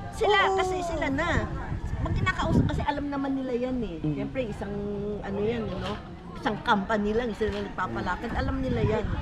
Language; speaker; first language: Filipino; native; Filipino